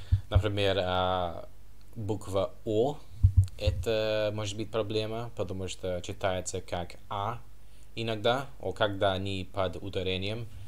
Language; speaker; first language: Russian; non-native, fluent; English